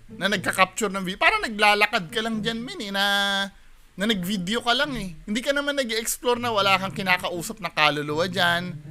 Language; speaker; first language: Filipino; native; Filipino